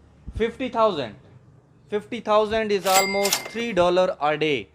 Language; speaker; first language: English; non-native, learner; Urdu